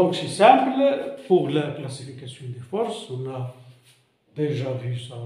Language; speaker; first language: French; non-native, local second language; Arabic